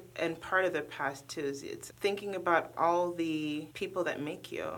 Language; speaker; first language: English; early bilingual, other home language; Krio